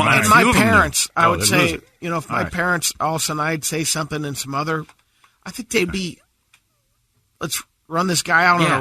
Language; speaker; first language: English; native; English